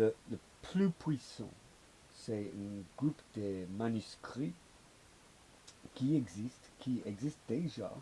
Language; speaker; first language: French; non-native, learner; English